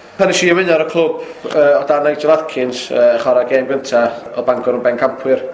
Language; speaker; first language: Welsh; native; Welsh